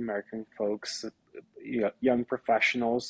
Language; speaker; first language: English; non-native, fluent; Portuguese